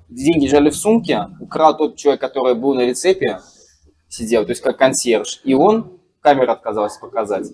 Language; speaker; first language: Russian; native; Russian